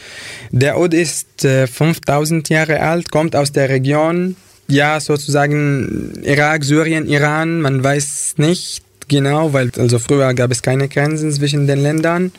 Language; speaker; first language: German; non-native, fluent; Arabic